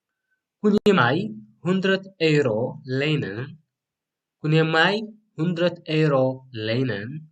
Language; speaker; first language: Dutch; non-native, fluent; Tigrinya